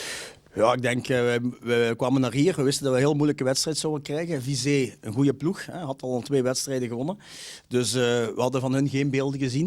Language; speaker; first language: Dutch; native; Dutch